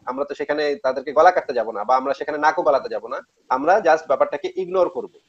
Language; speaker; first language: Bangla; native; Bangla